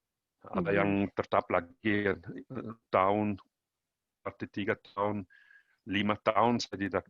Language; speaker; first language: Indonesian; non-native, learner; German